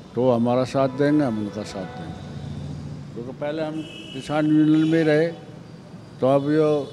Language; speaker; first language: Hindi; native; Hindi